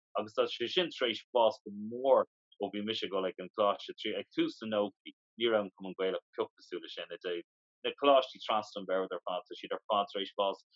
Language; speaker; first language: Irish; non-native, local second language; English